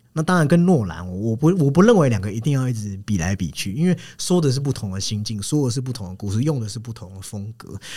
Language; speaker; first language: Chinese; native; Chinese